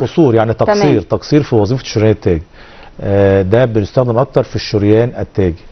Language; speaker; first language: Arabic; native; Arabic